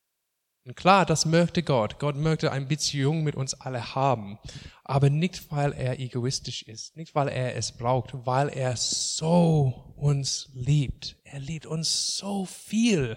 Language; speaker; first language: German; non-native, fluent; English